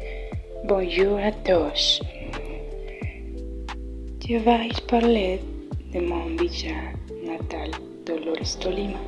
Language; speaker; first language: French; non-native, learner; Spanish